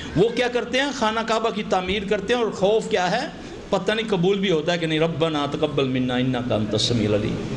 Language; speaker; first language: Urdu; non-native, local second language; Punjabi